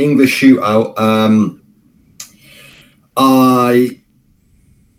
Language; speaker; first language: English; native; English